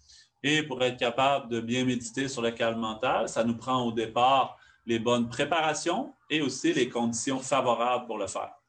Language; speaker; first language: French; native; French